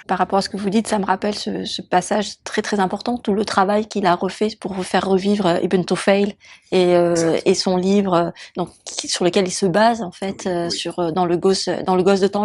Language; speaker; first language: French; native; French